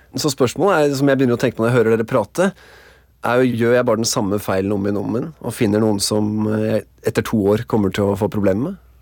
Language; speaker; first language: Norwegian; native; Norwegian